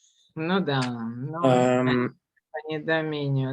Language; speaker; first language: Russian; native; Russian